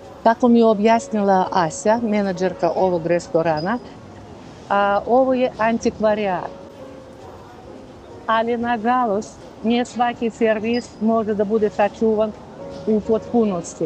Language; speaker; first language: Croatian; non-native, fluent; Russian